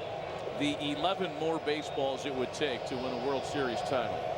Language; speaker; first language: English; native; English